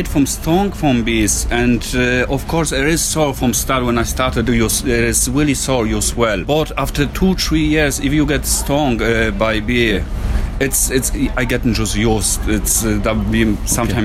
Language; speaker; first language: English; non-native, fluent; Polish